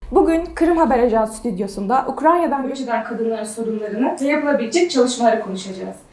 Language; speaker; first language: Turkish; native; Turkish